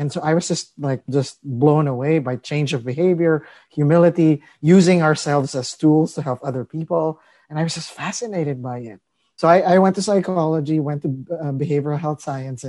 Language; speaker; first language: English; non-native, local second language; Filipino